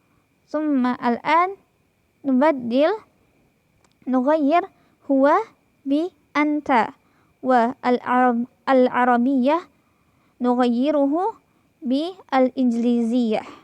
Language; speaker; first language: Arabic; non-native, fluent; Indonesian